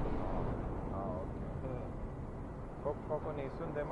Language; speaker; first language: Japanese; non-native, learner; English